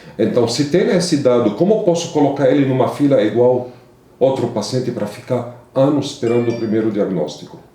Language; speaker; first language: Portuguese; non-native, fluent; Arabic